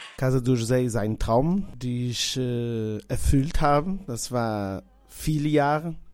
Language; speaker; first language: German; non-native, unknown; Portuguese